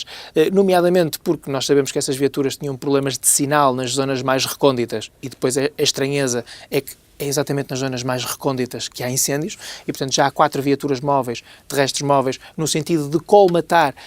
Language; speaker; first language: Portuguese; native; Portuguese